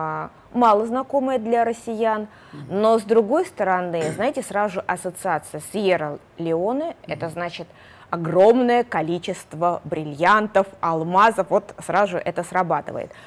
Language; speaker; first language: Russian; native; Russian